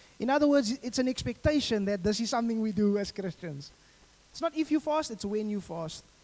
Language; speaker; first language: English; native; English